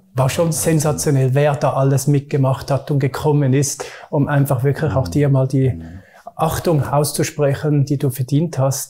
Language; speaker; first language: German; native; German